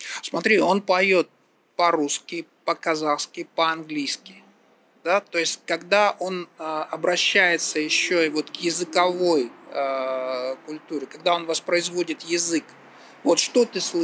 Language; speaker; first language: Russian; native; Russian